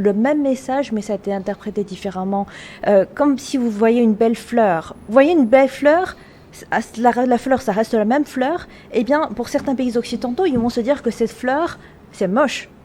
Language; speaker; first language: French; non-native, fluent; Chinese